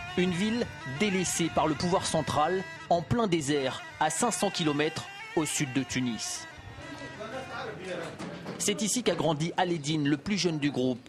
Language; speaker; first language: French; native; French